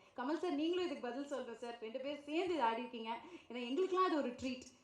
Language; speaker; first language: Tamil; native; Tamil